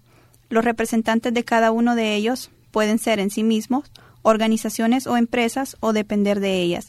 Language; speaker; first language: Spanish; native; Spanish